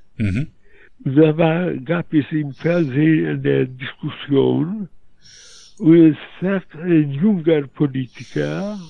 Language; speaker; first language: German; early bilingual, heritage; Polish